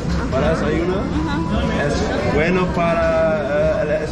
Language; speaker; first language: Spanish; non-native, learner; Dutch